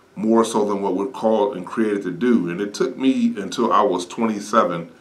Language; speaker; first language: English; native; English